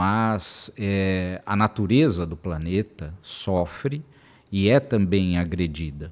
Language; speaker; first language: Portuguese; native; Portuguese